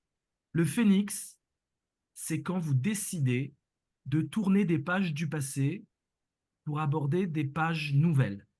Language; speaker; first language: French; native; French